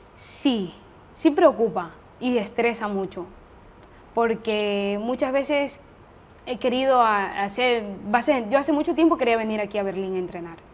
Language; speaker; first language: Spanish; native; Spanish